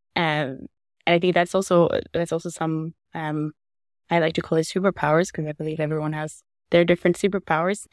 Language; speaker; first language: English; non-native, fluent; Norwegian